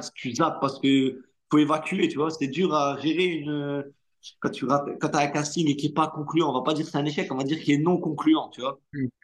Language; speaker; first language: French; non-native, local second language; Arabic